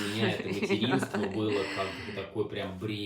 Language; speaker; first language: Russian; native; Russian